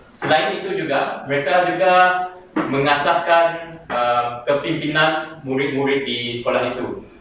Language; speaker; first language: Malay; native; Malay